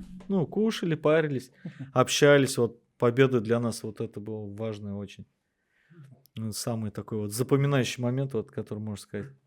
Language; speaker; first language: Russian; native; Russian